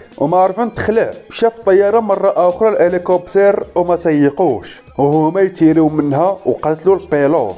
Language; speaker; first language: Arabic; native; Arabic